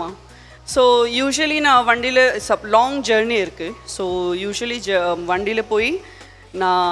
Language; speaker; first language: Tamil; non-native, learner; Gujarati